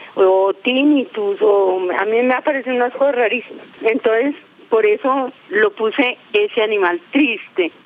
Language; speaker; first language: Spanish; native; Spanish